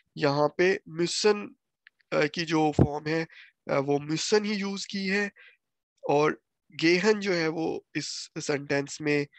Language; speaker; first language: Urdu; non-native, local second language; Punjabi